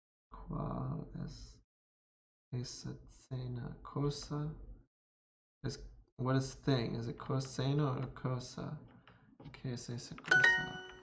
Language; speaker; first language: Spanish; non-native, learner; English